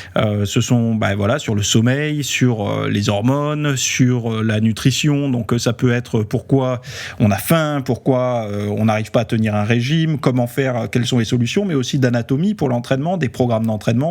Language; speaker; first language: French; native; French